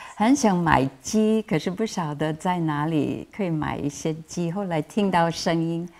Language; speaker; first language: Chinese; non-native, fluent; English